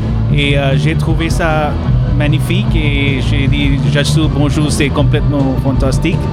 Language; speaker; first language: French; non-native, learner; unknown